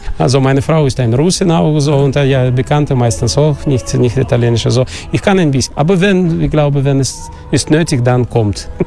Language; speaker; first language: German; non-native, learner; Russian